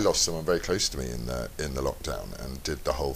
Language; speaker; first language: English; native; English